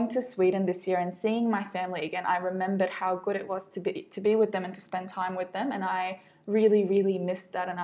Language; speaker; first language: English; non-native, fluent; Arabic